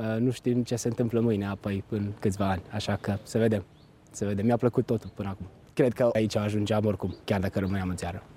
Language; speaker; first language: Romanian; early bilingual, heritage; Romanian